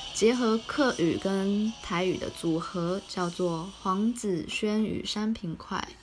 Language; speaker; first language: Chinese; non-native, local second language; Min Nan Chinese